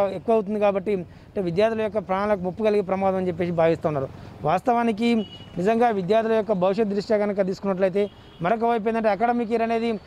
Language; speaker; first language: Telugu; native; Telugu